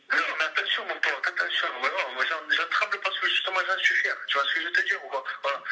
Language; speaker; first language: French; early bilingual, other home language; Kabyle